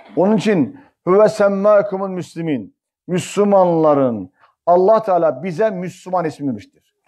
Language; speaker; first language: Turkish; native; Turkish